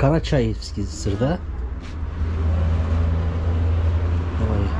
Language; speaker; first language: Russian; non-native, learner; Turkish